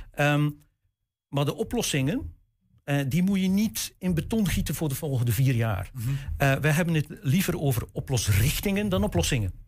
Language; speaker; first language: Dutch; native; Dutch